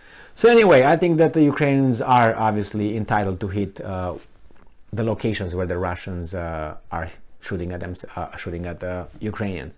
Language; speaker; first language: English; non-native, fluent; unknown